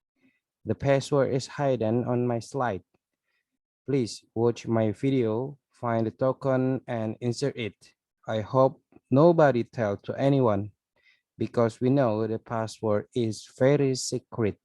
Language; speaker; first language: English; non-native, learner; Indonesian